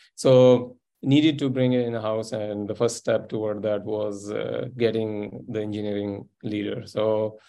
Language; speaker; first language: English; non-native, local second language; Sindhi